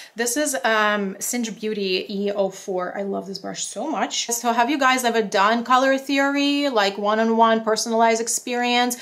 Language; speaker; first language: English; non-native, fluent; Russian